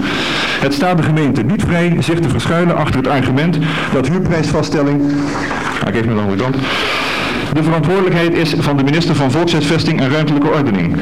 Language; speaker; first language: Dutch; native; Dutch